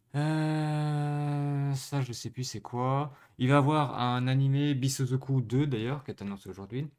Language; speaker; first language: French; native; French